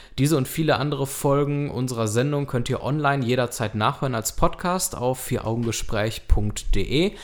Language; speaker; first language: German; native; German